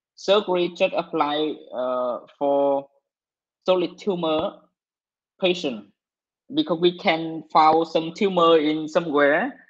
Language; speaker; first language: English; non-native, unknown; Vietnamese